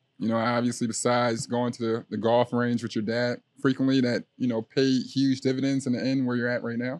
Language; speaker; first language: English; native; English